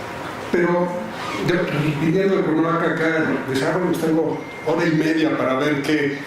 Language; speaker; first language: Spanish; native; Spanish